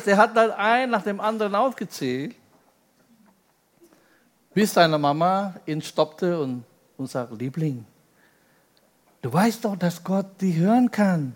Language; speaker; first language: German; non-native, fluent; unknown